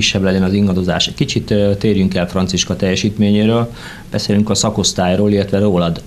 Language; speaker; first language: Hungarian; native; Hungarian